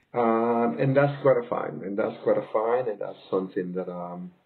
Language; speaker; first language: English; native; English